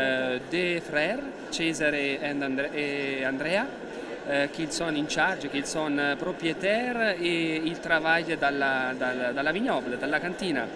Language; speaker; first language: French; non-native, learner; Italian